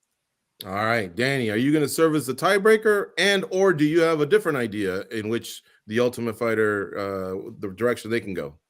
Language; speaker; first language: English; native; English